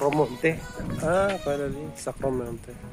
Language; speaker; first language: Italian; non-native, learner; Filipino